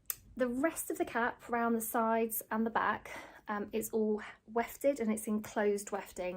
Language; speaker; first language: English; native; English